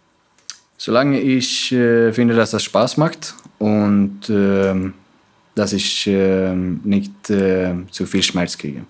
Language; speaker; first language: German; non-native, fluent; Swedish